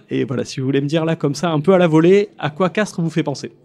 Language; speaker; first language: French; native; French